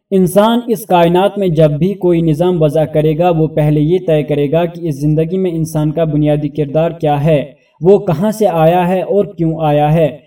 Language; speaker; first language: Urdu; native; Urdu